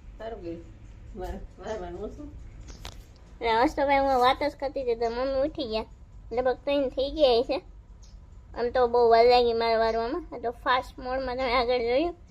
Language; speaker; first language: Gujarati; native; Gujarati